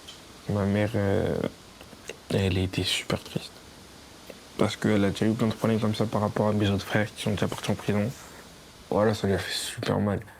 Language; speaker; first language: French; native; French